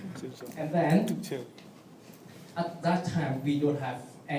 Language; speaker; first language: English; non-native, learner; Vietnamese